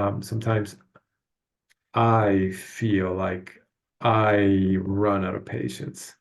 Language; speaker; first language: English; non-native, fluent; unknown